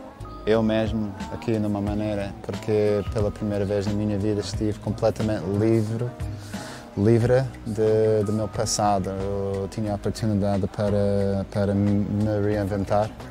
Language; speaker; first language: Portuguese; non-native, fluent; English